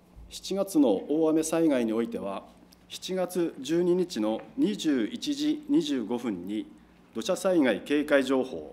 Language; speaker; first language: Japanese; native; Japanese